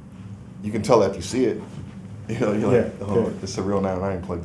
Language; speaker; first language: English; native; English